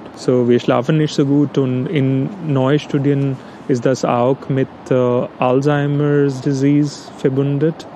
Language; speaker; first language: German; non-native, learner; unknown